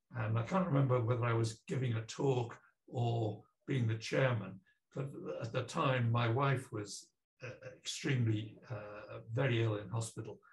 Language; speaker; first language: English; native; English